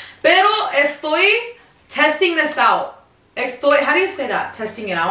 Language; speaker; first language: English; early bilingual, other home language; Spanish